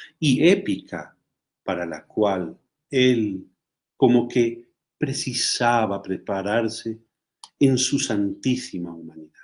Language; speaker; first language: Spanish; native; Spanish